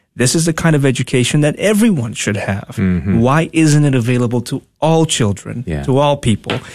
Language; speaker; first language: English; non-native, fluent; Spanish